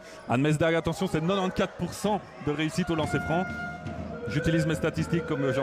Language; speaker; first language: French; native; French